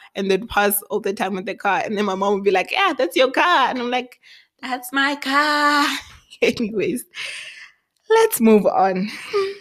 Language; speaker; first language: English; non-native, local second language; Venda